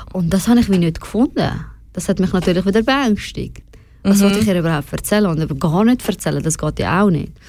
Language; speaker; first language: German; non-native, fluent; Persian